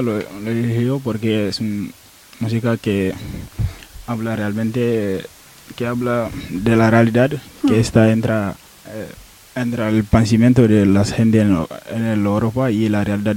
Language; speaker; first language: Spanish; non-native, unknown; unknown